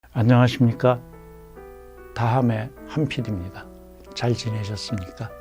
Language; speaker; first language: Korean; native; Korean